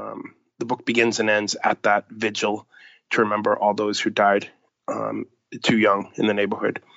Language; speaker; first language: English; native; English